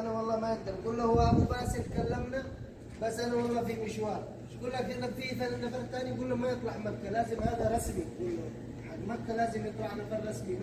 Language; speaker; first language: Arabic; non-native, learner; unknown